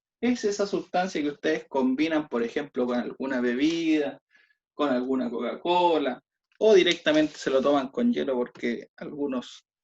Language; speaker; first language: Spanish; native; Spanish